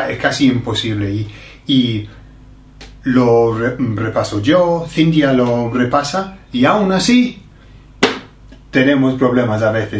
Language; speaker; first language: Spanish; non-native, fluent; English